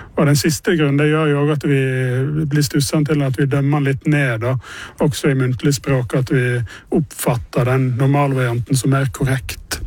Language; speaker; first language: Norwegian; native; Norwegian